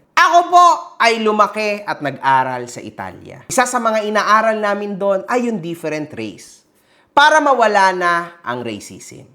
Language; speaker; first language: Filipino; early bilingual, heritage; Filipino